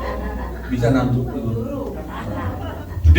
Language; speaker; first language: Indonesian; non-native, learner; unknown